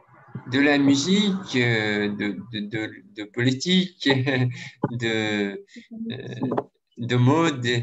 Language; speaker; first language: French; non-native, learner; Russian